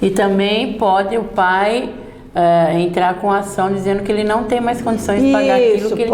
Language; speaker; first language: Portuguese; native; Portuguese